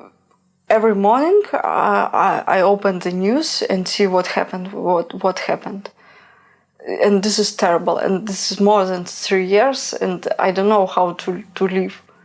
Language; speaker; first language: English; non-native, learner; Ukrainian